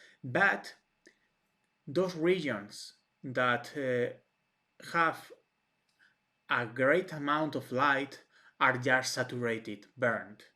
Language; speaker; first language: English; non-native, fluent; Spanish